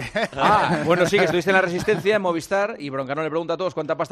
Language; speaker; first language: Spanish; native; Spanish